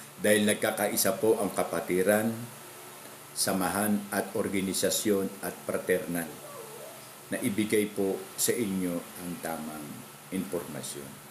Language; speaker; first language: Filipino; non-native, local second language; Cebuano